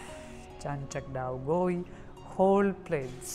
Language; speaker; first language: Vietnamese; non-native, learner; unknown